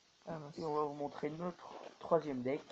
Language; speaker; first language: French; native; French